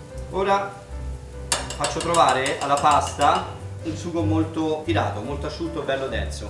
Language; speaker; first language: Italian; native; Italian